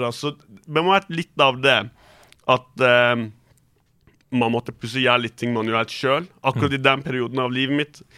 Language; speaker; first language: Norwegian; early bilingual, other home language; Turkish